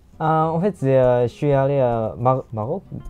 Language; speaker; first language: French; non-native, learner; Japanese